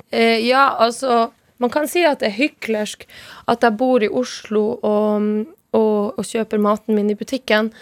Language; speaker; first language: Norwegian; non-native, local second language; Northern Sami